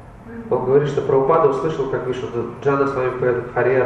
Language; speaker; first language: Russian; native; Russian